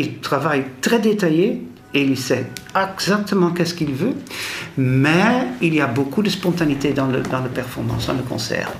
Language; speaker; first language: French; non-native, fluent; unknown